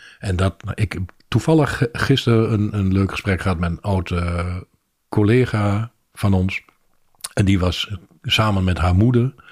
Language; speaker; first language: Dutch; native; Dutch